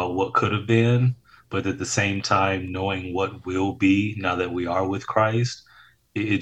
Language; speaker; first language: English; native; English